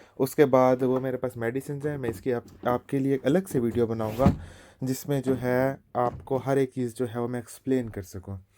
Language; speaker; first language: Urdu; native; Urdu